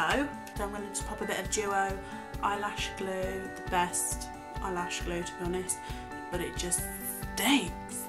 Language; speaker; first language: English; native; English